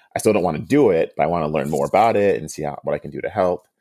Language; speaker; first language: English; early bilingual, other home language; Yoruba